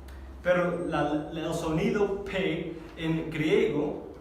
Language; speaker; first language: Spanish; non-native, fluent; English